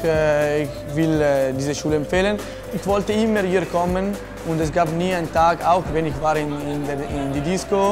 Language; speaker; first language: German; non-native, fluent; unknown